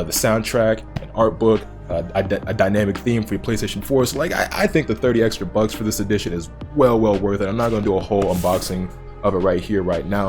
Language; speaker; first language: English; native; English